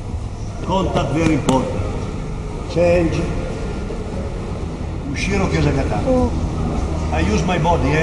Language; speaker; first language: English; non-native, learner; Italian